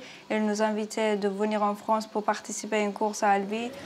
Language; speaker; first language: French; non-native, learner; Persian